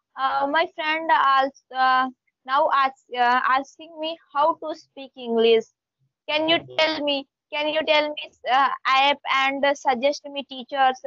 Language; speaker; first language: English; non-native, learner; Hindi